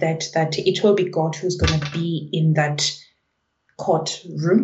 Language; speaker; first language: English; non-native, local second language; Zulu